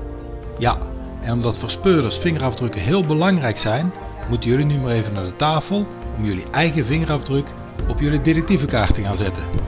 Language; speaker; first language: Dutch; native; Dutch